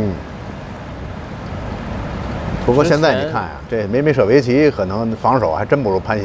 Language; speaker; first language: Chinese; native; Chinese